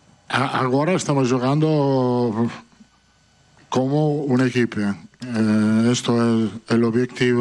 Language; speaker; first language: Portuguese; non-native, fluent; Italian